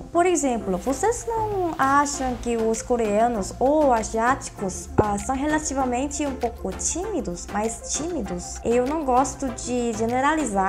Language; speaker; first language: Portuguese; non-native, fluent; Korean